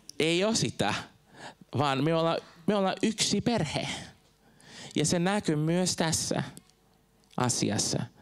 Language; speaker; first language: Finnish; non-native, fluent; Portuguese